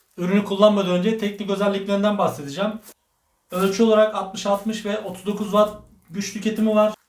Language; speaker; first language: Turkish; native; Turkish